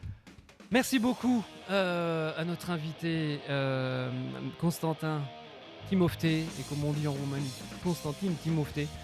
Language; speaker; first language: French; native; French